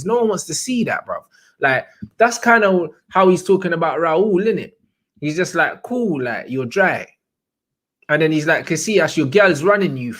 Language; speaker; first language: English; native; English